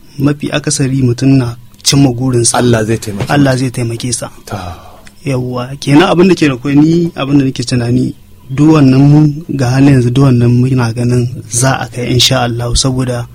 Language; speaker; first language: Hausa; native; Hausa